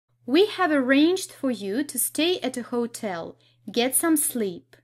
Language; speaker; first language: English; non-native, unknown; Russian